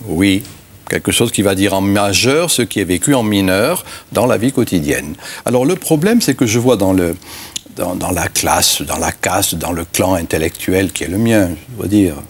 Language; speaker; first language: French; native; French